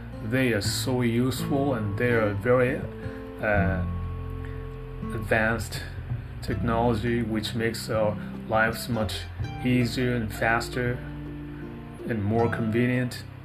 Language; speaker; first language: English; non-native, fluent; Japanese